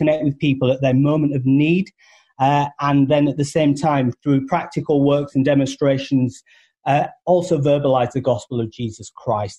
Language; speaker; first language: English; native; English